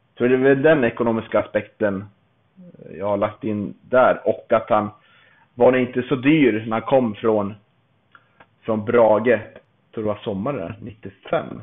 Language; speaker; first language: Swedish; native; Swedish